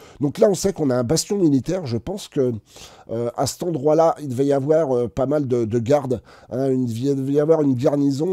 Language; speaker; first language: French; native; French